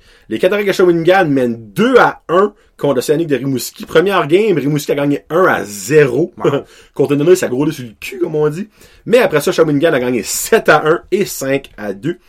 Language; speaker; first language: French; native; French